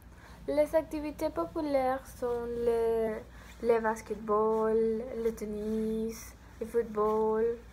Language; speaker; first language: French; non-native, learner; Spanish